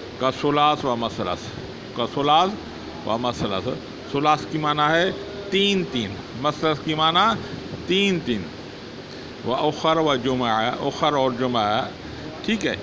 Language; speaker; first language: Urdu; non-native, local second language; Sindhi